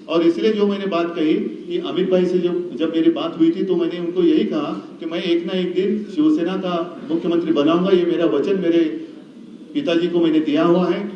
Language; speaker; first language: Hindi; non-native, local second language; Marathi